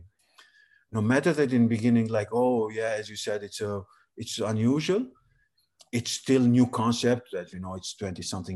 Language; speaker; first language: English; non-native, fluent; Serbian